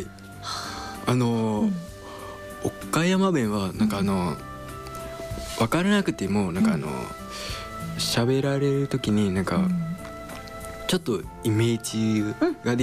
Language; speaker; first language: Japanese; non-native, learner; Khmer